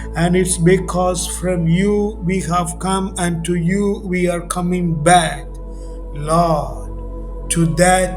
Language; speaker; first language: English; non-native, local second language; Tamil